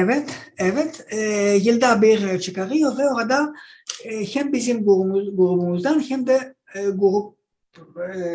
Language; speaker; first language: Turkish; non-native, fluent; Greek